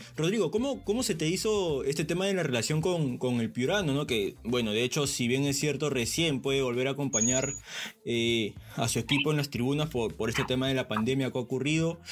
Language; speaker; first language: Spanish; native; Spanish